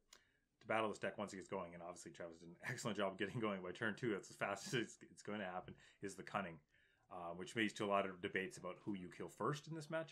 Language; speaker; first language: English; native; English